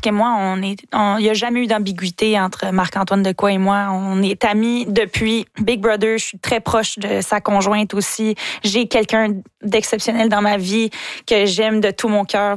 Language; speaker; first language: French; native; French